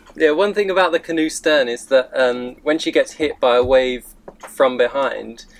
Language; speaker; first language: English; native; English